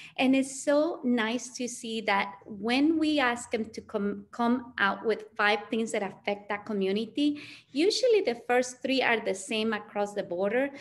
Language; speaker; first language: English; early bilingual, other home language; Spanish